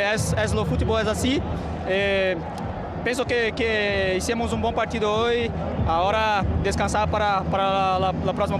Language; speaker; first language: Spanish; non-native, learner; Portuguese